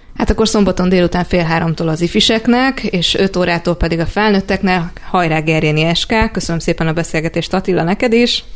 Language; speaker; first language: Hungarian; native; Hungarian